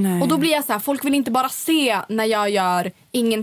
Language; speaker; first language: Swedish; native; Swedish